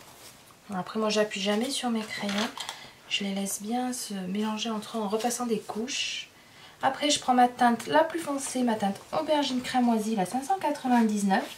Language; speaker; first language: French; native; French